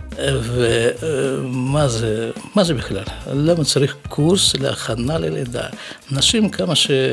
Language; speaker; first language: Hebrew; non-native, fluent; Russian